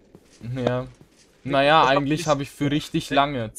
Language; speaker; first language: German; native; German